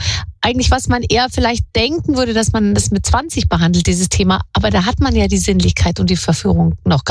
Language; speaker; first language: German; native; German